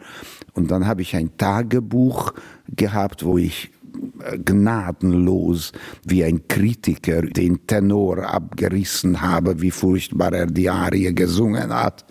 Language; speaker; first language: German; non-native, fluent; Hungarian